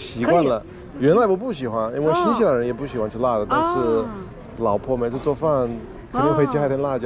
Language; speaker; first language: Chinese; non-native, fluent; English